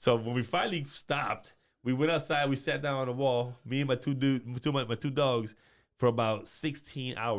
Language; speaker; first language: English; native; English